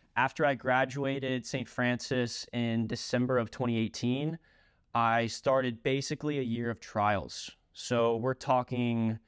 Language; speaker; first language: English; native; English